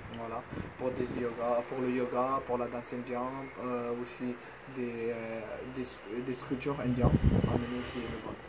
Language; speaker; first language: French; non-native, fluent; Bangla